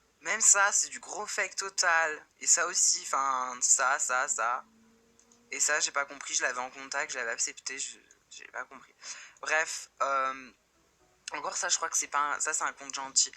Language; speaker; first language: French; native; French